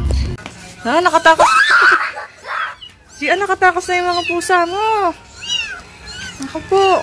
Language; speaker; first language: Filipino; native; Filipino